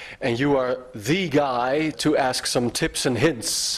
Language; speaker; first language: English; non-native, fluent; Dutch